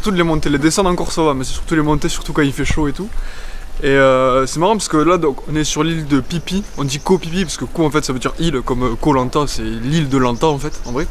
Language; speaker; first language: French; native; French